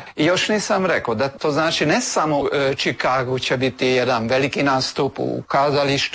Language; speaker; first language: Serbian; early bilingual, heritage; Serbian